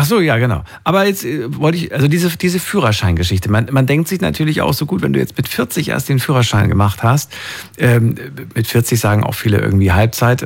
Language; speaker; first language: German; native; German